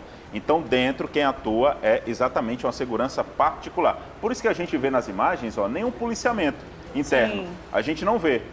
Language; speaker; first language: Portuguese; native; Portuguese